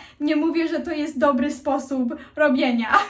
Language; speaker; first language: Polish; early bilingual, heritage; Polish